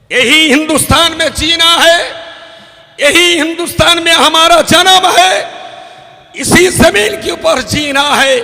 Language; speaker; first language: Hindi; non-native, local second language; Bangla